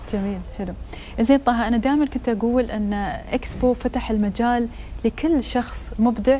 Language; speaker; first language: Arabic; native; Arabic